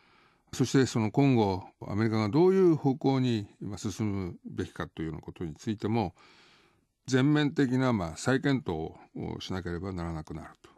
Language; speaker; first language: Japanese; native; Japanese